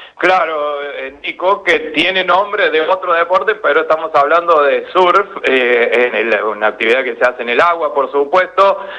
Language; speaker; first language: Spanish; native; Spanish